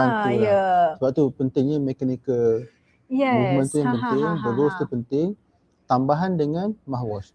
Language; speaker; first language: Malay; native; Malay